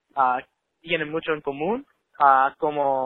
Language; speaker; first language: Spanish; non-native, learner; English